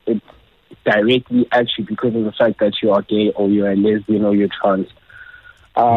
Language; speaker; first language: English; non-native, local second language; Xhosa